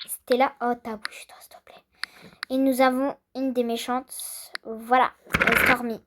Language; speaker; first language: French; native; French